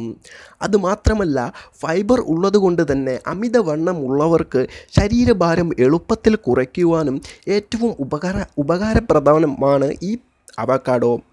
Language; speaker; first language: Malayalam; native; Malayalam